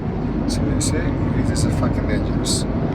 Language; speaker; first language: English; non-native, learner; Italian